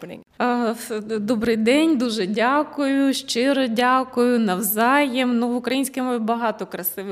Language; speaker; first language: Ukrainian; non-native, learner; English